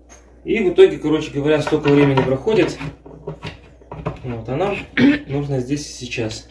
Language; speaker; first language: Russian; native; Russian